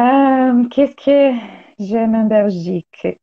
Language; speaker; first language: French; non-native, learner; Portuguese